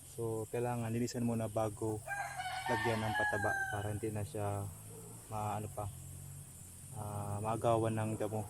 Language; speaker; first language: Filipino; non-native, local second language; Cebuano